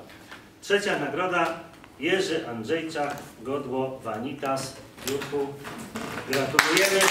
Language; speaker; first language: Polish; native; Polish